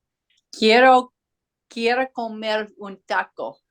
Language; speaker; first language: Spanish; non-native, learner; English